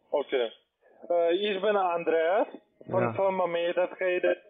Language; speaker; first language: German; non-native, learner; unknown